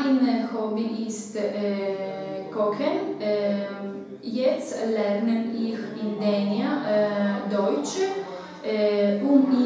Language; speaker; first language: German; non-native, learner; Ukrainian